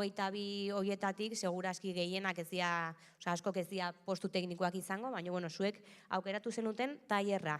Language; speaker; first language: Basque; native; Basque